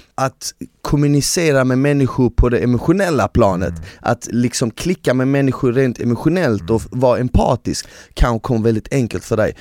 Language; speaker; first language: Swedish; early bilingual, other home language; Bosnian